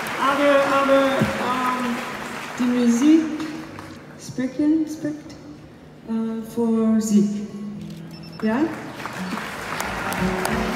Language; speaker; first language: German; non-native, learner; English